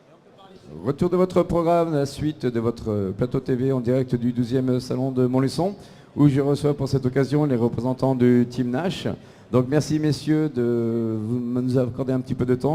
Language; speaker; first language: French; native; French